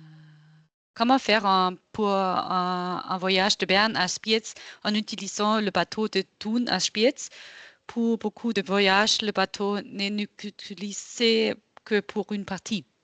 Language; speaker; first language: French; non-native, local second language; German